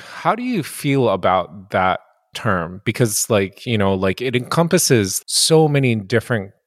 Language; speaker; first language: English; early bilingual, other home language; Japanese